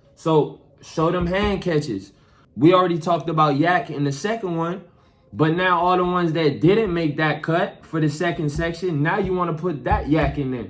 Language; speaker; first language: English; native; English